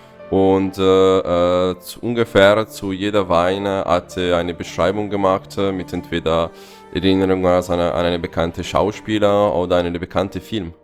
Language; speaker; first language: German; non-native, fluent; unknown